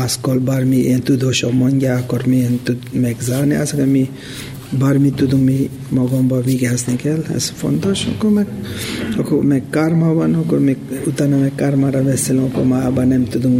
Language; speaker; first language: Hungarian; non-native, learner; Tibetan